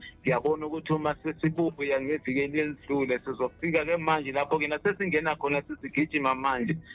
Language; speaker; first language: Zulu; native; Zulu